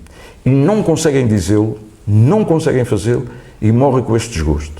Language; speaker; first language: Portuguese; native; Portuguese